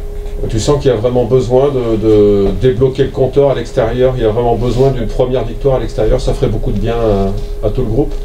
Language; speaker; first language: French; native; French